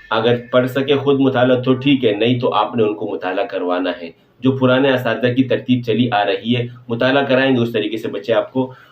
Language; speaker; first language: Urdu; non-native, local second language; Pashto